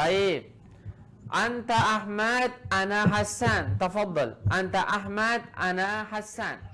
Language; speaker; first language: Arabic; non-native, fluent; Indonesian